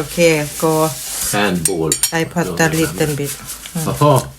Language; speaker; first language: Swedish; non-native, learner; Thai